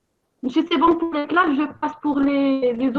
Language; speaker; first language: French; non-native, local second language; Arabic